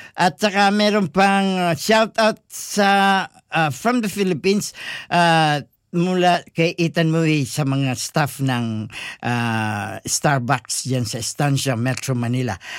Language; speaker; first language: Filipino; non-native, local second language; Bikol